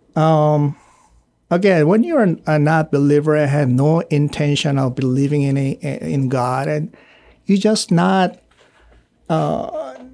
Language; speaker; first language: English; non-native, fluent; Korean